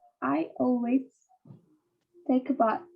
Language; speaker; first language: English; non-native, learner; Indonesian